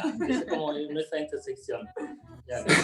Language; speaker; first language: Spanish; non-native, fluent; German